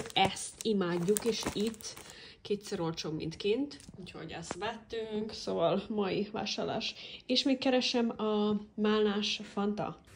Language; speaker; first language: Hungarian; early bilingual, heritage; Hungarian